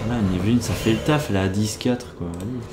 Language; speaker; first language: French; native; French